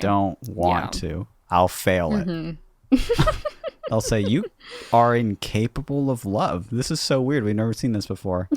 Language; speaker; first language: English; native; English